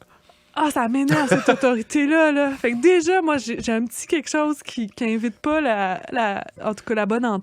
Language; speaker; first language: French; native; French